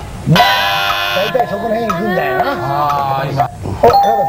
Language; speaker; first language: Japanese; native; Japanese